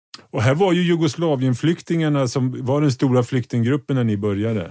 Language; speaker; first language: Swedish; native; Swedish